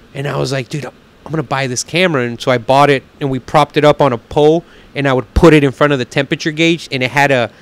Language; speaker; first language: English; native; English